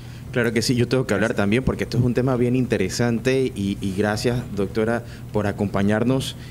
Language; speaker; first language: Spanish; native; Spanish